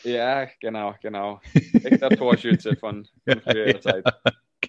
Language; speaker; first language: German; non-native, fluent; Danish